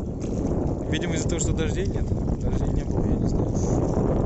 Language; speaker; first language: Russian; native; Russian